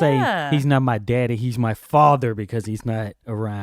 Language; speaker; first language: English; native; English